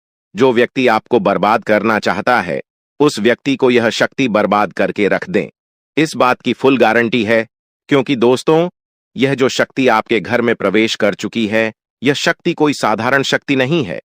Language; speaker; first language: Hindi; non-native, local second language; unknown